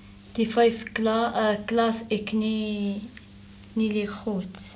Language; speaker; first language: Dutch; non-native, learner; Arabic